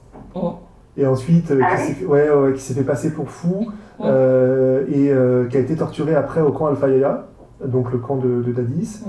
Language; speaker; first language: French; native; French